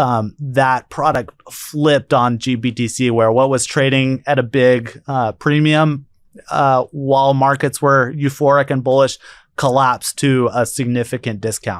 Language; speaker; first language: English; native; English